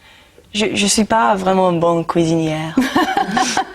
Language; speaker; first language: French; non-native, learner; English